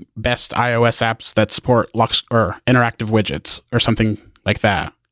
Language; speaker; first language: English; native; English